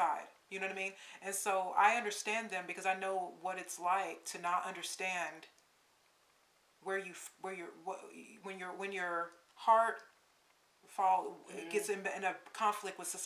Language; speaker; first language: English; native; English